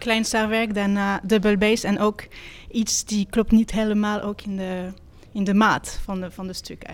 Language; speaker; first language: Dutch; non-native, fluent; French